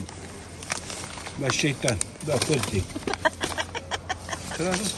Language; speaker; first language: Spanish; non-native, learner; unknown